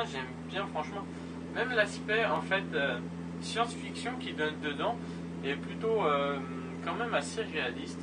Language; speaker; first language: French; native; French